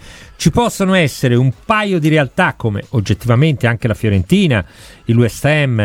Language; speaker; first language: Italian; native; Italian